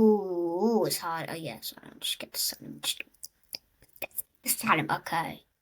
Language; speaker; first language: English; native; English